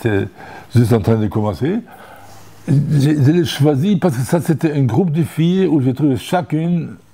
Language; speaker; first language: French; non-native, fluent; German